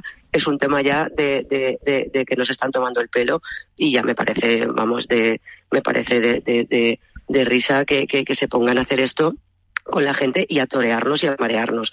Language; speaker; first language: Spanish; native; Spanish